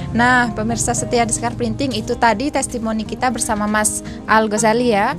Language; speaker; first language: Indonesian; native; Indonesian